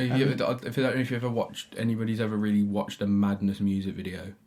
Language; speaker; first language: English; native; English